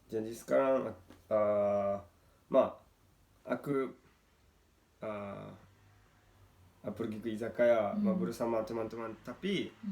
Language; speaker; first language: Indonesian; non-native, learner; Japanese